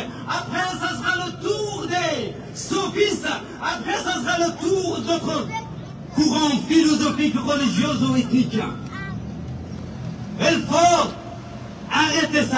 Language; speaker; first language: French; non-native, fluent; Persian